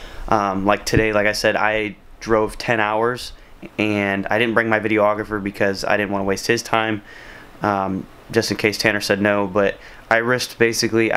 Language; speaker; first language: English; native; English